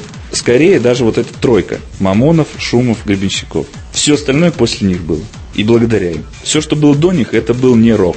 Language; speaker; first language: Russian; native; Russian